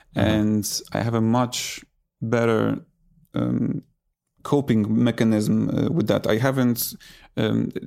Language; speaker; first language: English; non-native, fluent; Polish